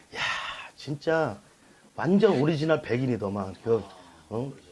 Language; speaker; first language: Korean; native; Korean